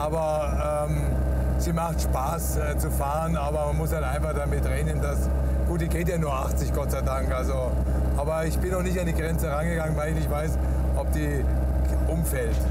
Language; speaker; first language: German; native; German